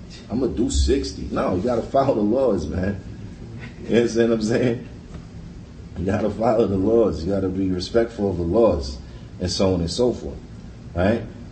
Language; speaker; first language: English; native; English